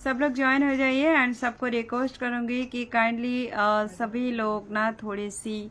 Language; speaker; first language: Hindi; non-native, local second language; Bangla